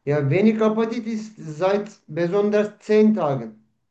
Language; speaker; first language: German; non-native, learner; Turkish